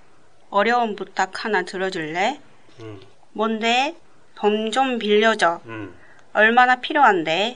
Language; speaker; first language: Korean; non-native, fluent; Japanese